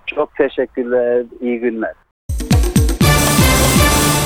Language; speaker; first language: Turkish; early bilingual, heritage; Turkish